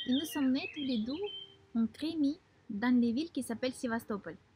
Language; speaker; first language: French; non-native, fluent; Russian